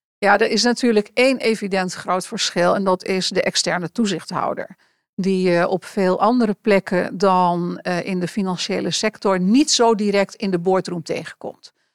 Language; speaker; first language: Dutch; native; Dutch